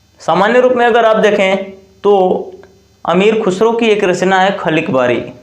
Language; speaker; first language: Hindi; native; Hindi